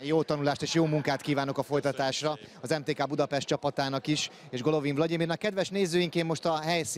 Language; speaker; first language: Hungarian; native; Hungarian